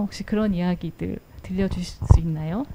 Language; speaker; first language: Korean; native; Korean